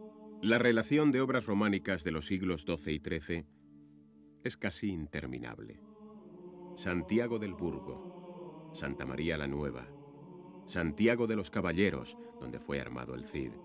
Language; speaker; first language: Spanish; native; Spanish